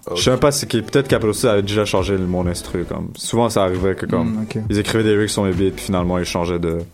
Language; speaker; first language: French; non-native, local second language; Arabic